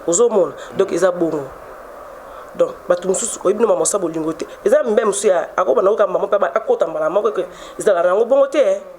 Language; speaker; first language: Lingala; non-native, local second language; Swahili